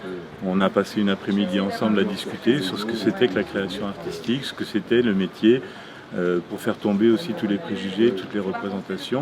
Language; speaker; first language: French; native; French